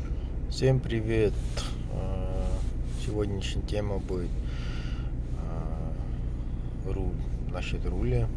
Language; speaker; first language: Russian; non-native, local second language; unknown